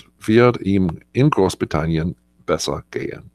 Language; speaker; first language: German; non-native, fluent; English